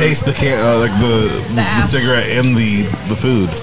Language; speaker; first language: English; native; English